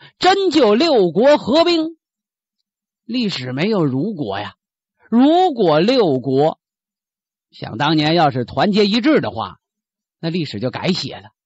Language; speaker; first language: Chinese; native; Chinese